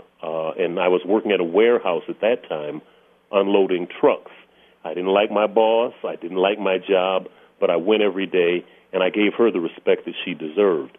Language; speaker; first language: English; native; English